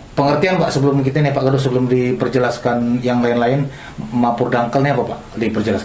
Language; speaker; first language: Malay; native; Malay